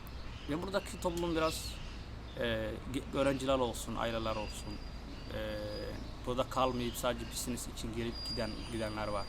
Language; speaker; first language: Turkish; non-native, fluent; Somali